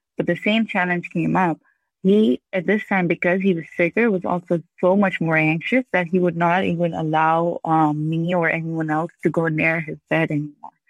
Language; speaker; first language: English; non-native, local second language; Urdu